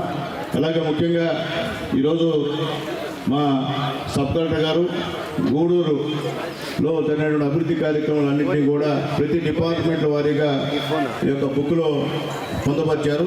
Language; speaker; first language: Telugu; native; Telugu